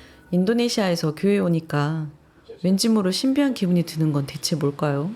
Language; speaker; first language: Korean; native; Korean